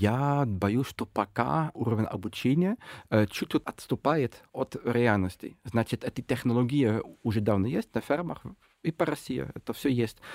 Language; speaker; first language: Russian; non-native, fluent; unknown